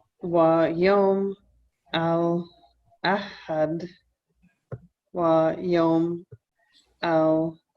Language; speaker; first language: Arabic; non-native, learner; English